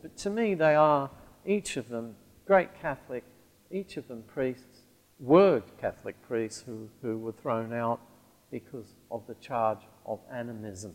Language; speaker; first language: English; native; English